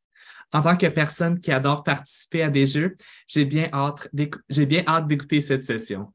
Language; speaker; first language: French; native; French